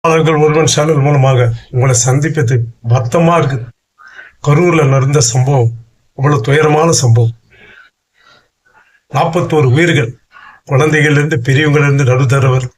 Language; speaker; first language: Tamil; native; Tamil